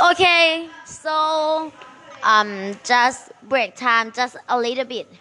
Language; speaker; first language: English; non-native, learner; Thai